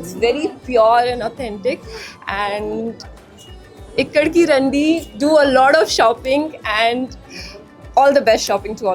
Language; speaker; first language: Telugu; non-native, learner; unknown